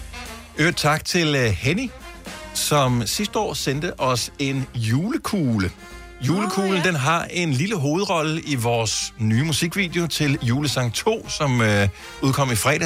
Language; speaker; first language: Danish; native; Danish